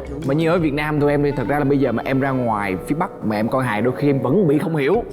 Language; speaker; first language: Vietnamese; native; Vietnamese